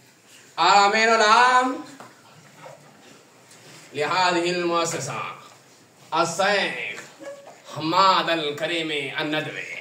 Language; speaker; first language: Arabic; non-native, learner; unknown